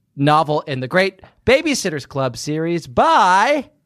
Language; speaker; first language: English; native; English